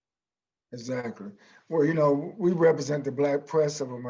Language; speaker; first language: English; native; English